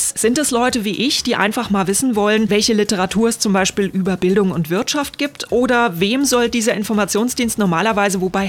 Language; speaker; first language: German; native; German